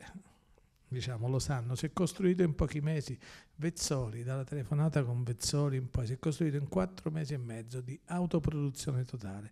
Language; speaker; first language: Italian; native; Italian